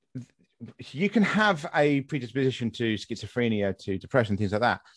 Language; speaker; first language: English; native; English